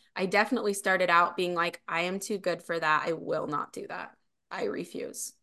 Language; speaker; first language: English; native; English